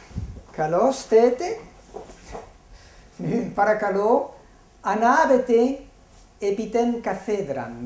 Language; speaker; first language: Greek; non-native, fluent; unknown